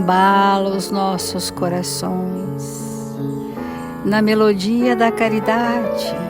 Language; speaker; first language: Portuguese; native; Portuguese